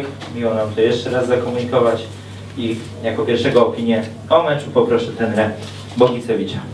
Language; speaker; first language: Polish; native; Polish